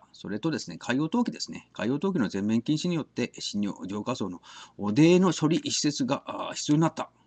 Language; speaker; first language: Japanese; native; Japanese